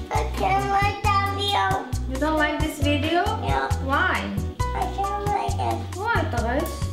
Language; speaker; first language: English; non-native, fluent; Armenian